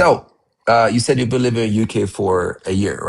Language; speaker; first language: English; non-native, fluent; Amharic